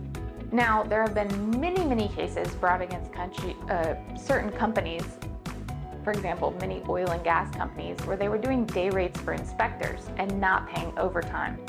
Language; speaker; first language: English; native; English